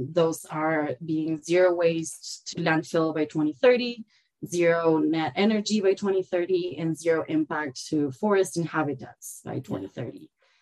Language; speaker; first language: English; non-native, fluent; Spanish